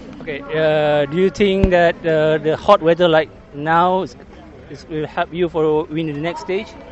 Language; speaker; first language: English; non-native, learner; Malay